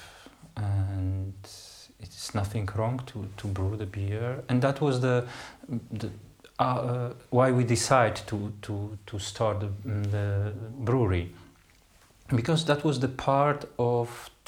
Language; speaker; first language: English; non-native, fluent; Polish